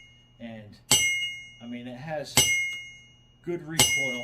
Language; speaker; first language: English; native; English